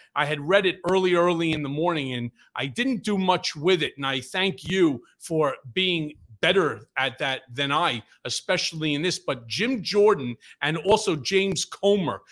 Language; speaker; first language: English; native; English